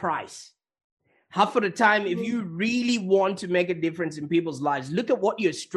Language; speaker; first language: English; non-native, local second language; Shona